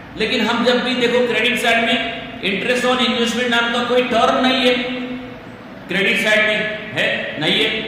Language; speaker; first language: Hindi; non-native, local second language; Marathi